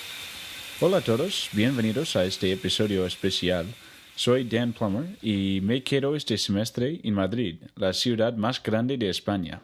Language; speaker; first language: Spanish; non-native, learner; English